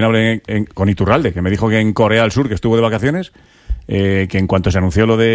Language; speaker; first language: Spanish; native; Spanish